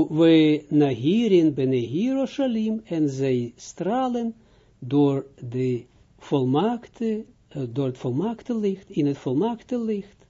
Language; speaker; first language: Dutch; non-native, fluent; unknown